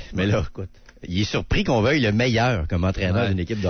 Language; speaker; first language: French; native; French